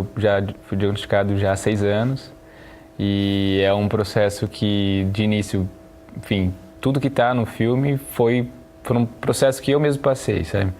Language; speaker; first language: Portuguese; native; Portuguese